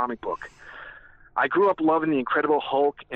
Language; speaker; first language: English; native; English